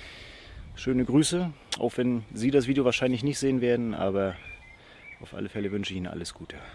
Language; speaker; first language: German; native; German